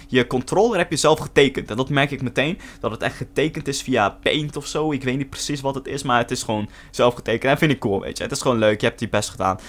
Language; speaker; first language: Dutch; early bilingual, other home language; Turkish